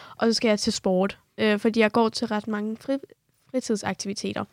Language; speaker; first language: Danish; early bilingual, other home language; Kurdish